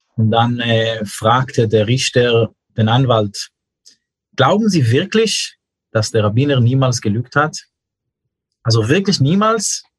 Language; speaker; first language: German; non-native, fluent; English